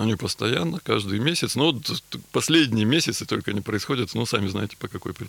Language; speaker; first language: Russian; native; Russian